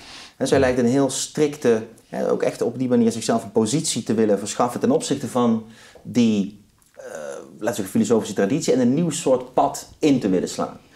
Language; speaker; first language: Dutch; native; Dutch